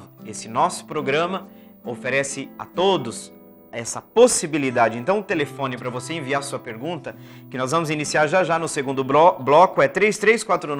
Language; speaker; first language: Portuguese; native; Portuguese